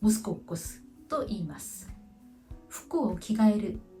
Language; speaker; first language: Japanese; non-native, fluent; Korean